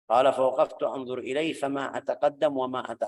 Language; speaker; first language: Arabic; native; Arabic